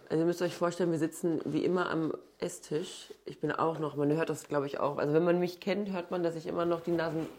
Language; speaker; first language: German; early bilingual, other home language; English